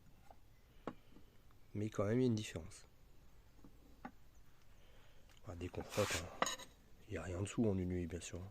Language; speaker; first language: French; native; French